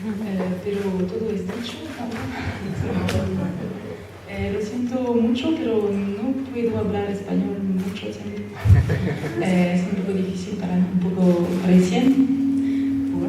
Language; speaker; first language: Spanish; non-native, learner; French